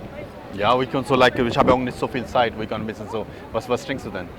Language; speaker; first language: German; non-native, learner; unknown